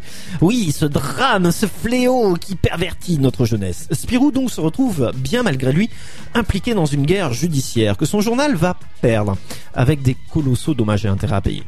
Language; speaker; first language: French; native; French